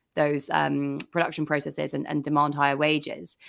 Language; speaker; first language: English; native; English